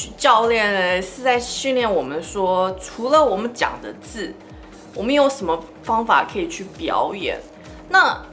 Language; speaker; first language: Chinese; early bilingual, heritage; Chinese